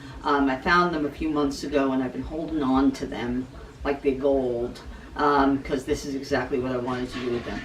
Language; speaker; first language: English; native; English